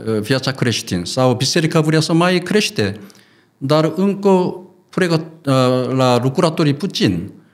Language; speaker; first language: Romanian; non-native, learner; Korean